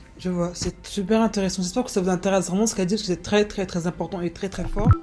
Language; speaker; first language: French; native; French